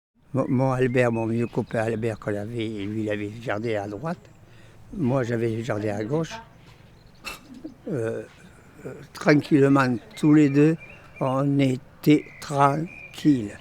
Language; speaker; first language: French; native; French